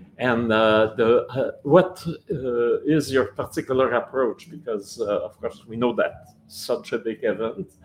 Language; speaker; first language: English; non-native, local second language; French